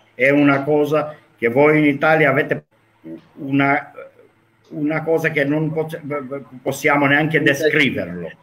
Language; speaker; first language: Italian; non-native, fluent; Greek